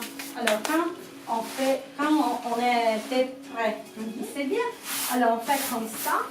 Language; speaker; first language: French; non-native, learner; Italian